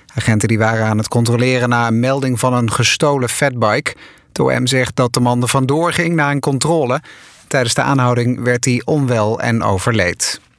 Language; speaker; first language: Dutch; native; Dutch